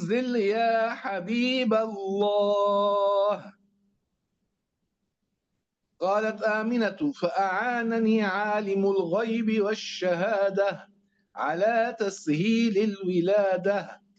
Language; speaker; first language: Arabic; native; Arabic